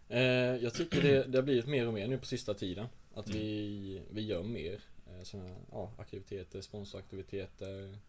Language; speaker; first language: Swedish; native; Swedish